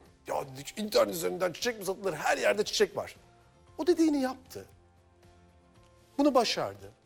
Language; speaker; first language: Turkish; native; Turkish